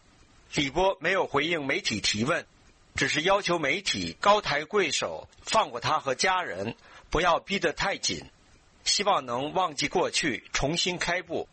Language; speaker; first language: Chinese; native; Chinese